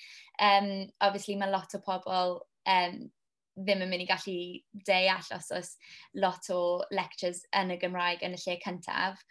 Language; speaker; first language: Welsh; non-native, local second language; English